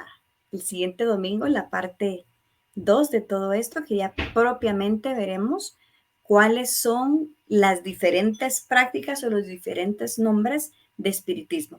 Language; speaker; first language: Spanish; native; Spanish